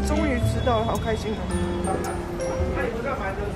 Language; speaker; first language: Chinese; early bilingual, heritage; Japanese